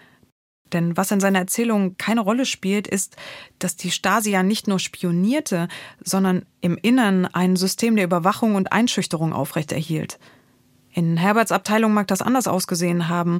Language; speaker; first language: German; native; German